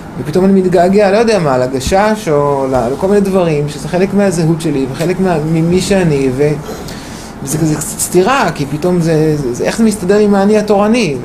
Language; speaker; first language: Hebrew; native; Hebrew